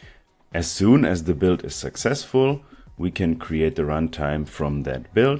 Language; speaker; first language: English; non-native, fluent; German